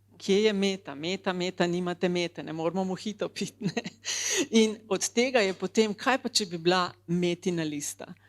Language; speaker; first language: Slovenian; native; Slovenian